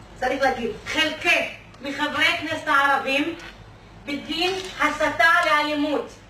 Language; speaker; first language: Hebrew; non-native, local second language; Arabic